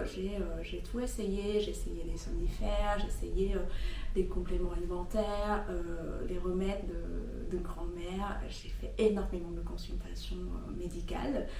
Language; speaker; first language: French; non-native, fluent; Vietnamese